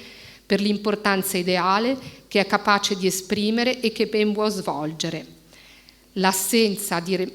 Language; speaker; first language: Italian; native; Italian